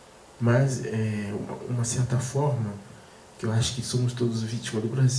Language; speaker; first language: Portuguese; non-native, fluent; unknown